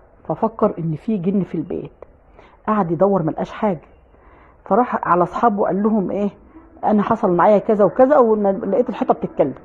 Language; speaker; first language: Arabic; native; Arabic